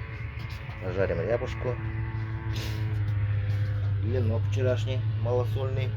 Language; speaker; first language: Russian; native; Russian